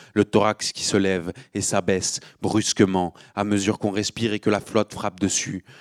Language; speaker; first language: French; native; French